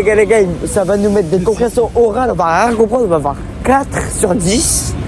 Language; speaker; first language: French; native; French